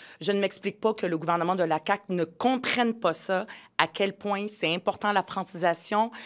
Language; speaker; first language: French; early bilingual, other home language; Arabic